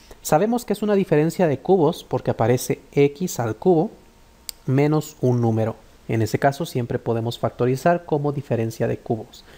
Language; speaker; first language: Spanish; native; Spanish